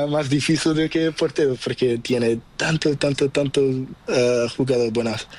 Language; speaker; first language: Spanish; non-native, learner; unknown